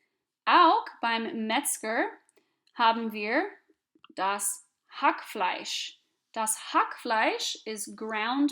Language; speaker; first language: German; non-native, fluent; English